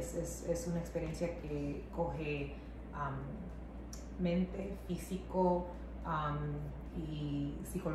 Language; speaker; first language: Spanish; non-native, local second language; English